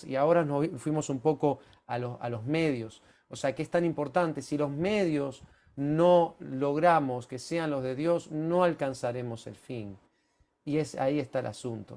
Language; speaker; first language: Spanish; native; Spanish